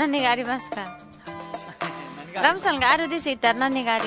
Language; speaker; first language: Japanese; non-native, learner; Nepali